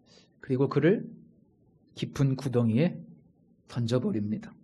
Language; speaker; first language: Korean; native; Korean